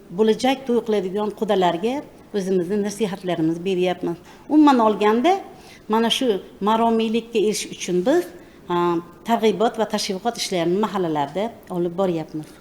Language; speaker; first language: Uzbek; native; Uzbek